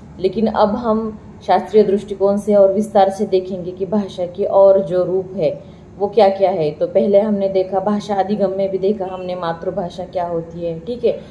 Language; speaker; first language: Hindi; non-native, local second language; Marathi